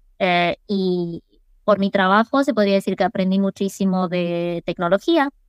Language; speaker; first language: Spanish; early bilingual, other home language; English